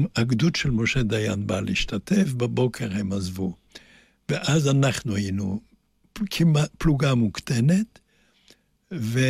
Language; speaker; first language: Hebrew; non-native, fluent; German